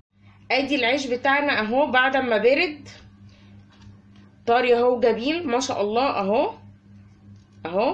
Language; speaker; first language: Arabic; native; Arabic